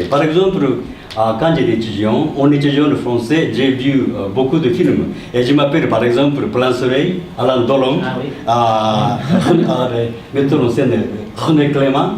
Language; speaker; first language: French; non-native, learner; Japanese